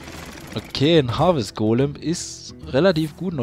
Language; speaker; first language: German; native; German